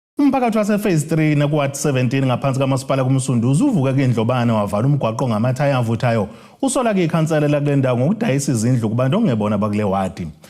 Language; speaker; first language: Zulu; native; Zulu